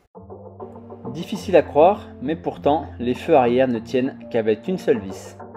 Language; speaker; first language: French; native; French